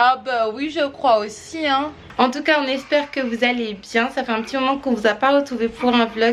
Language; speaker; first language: French; native; French